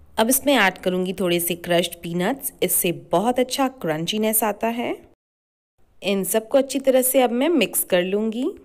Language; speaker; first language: Hindi; native; Hindi